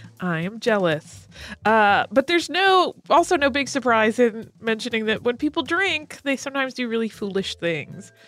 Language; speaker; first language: English; native; English